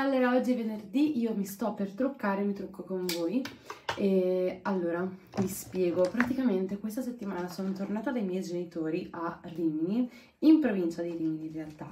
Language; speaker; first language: Italian; native; Italian